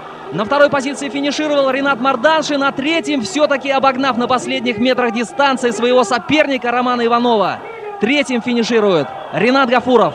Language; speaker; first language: Russian; native; Russian